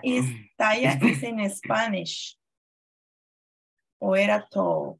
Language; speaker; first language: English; non-native, fluent; Spanish